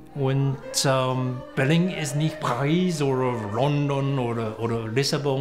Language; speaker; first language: German; non-native, fluent; Chinese